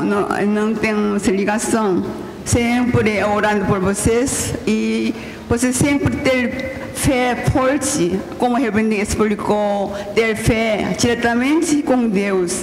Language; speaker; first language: Portuguese; non-native, learner; Korean